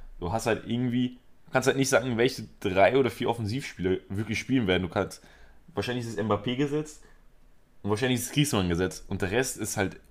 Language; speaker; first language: German; early bilingual, other home language; Spanish